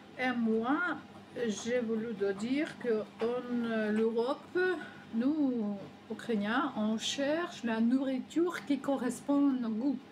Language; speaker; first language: French; non-native, learner; Ukrainian